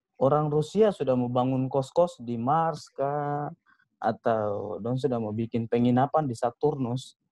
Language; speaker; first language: Indonesian; native; Indonesian